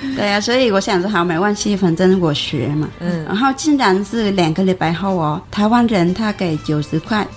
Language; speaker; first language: Chinese; non-native, fluent; Vietnamese